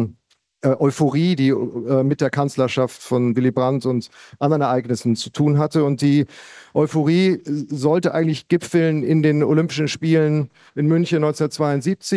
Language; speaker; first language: German; native; German